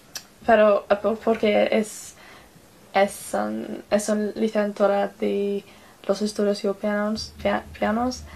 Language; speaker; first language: Spanish; non-native, learner; English